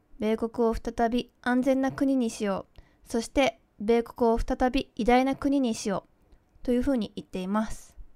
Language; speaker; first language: Japanese; early bilingual, heritage; Japanese